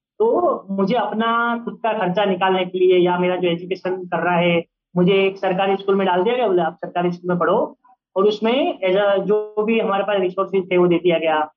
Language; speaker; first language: Hindi; early bilingual, other home language; Nepali